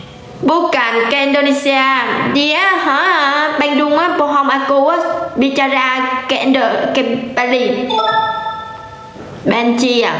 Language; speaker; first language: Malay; non-native, learner; Vietnamese